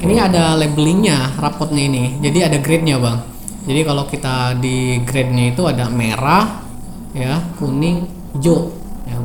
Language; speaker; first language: Indonesian; native; Indonesian